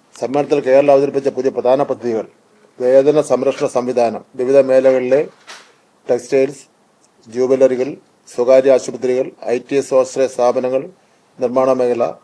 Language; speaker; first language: Malayalam; native; Malayalam